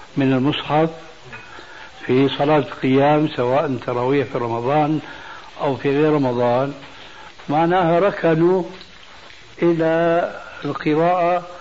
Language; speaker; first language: Arabic; early bilingual, other home language; Albanian